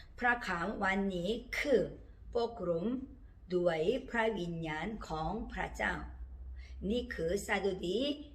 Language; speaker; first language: Thai; non-native, learner; Korean